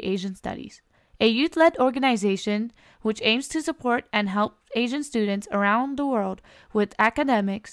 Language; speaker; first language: English; non-native, fluent; Vietnamese